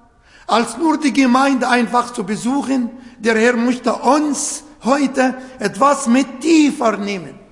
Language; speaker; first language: German; non-native, learner; Arabic